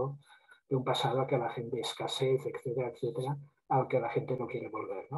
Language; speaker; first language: Spanish; native; Spanish